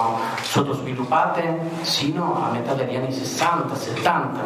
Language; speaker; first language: Italian; non-native, fluent; Spanish